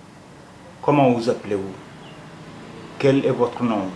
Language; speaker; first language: French; non-native, fluent; Hindi